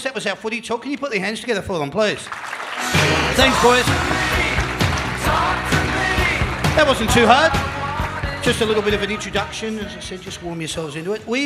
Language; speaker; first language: English; native; English